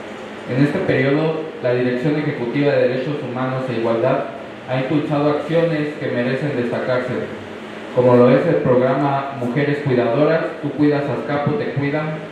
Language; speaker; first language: Spanish; native; Spanish